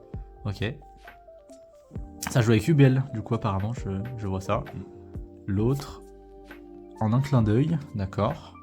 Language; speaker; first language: French; native; French